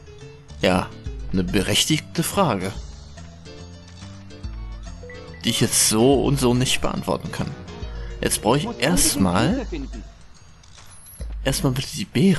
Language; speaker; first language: German; native; German